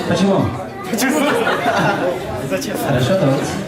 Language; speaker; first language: Russian; non-native, local second language; Kyrgyz